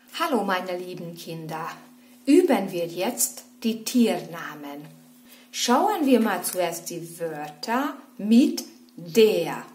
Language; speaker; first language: German; non-native, fluent; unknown